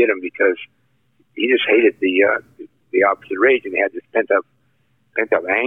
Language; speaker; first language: English; native; English